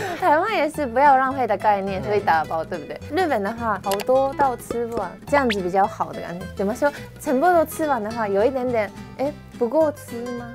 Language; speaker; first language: Chinese; non-native, fluent; Japanese